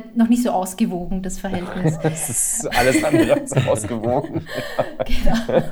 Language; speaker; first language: German; native; German